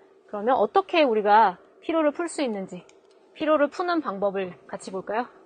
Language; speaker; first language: Korean; native; Korean